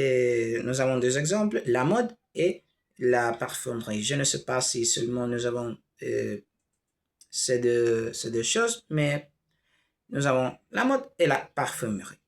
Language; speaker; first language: French; non-native, learner; Spanish